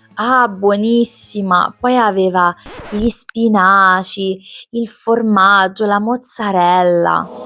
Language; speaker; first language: Italian; native; Italian